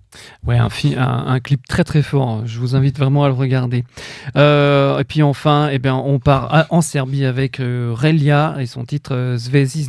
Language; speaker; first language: French; native; French